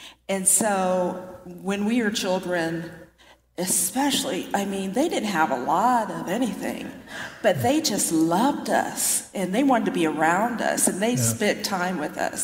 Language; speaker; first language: English; native; English